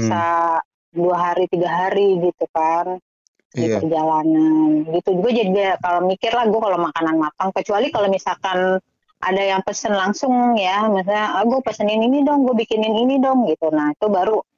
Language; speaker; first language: Indonesian; native; Indonesian